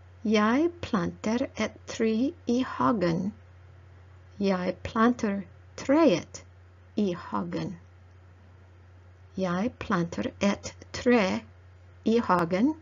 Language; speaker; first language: Norwegian; non-native, learner; English